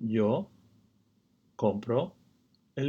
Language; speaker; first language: Spanish; non-native, fluent; English